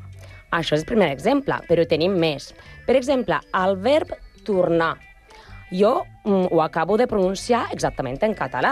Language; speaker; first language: Catalan; non-native, learner; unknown